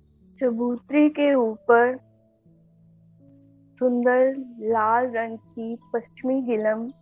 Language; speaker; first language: Hindi; native; Hindi